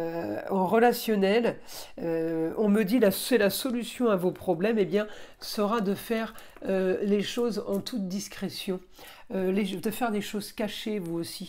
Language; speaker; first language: French; native; French